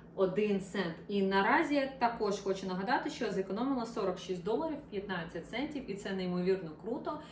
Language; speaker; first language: Ukrainian; non-native, local second language; Russian